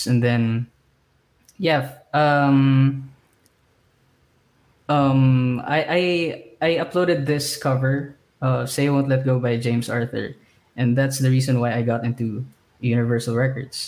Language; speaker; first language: English; non-native, local second language; Cebuano